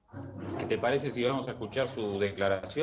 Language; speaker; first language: Spanish; native; Spanish